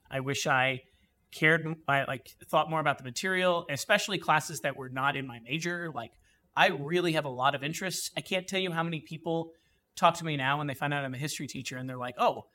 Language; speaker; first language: English; native; English